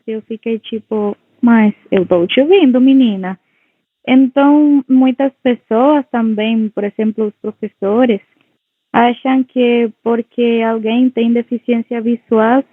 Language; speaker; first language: Portuguese; non-native, local second language; Spanish